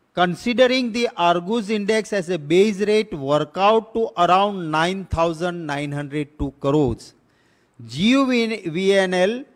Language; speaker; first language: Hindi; non-native, local second language; Gujarati